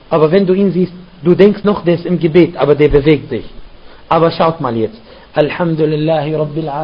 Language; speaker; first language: German; non-native, fluent; Arabic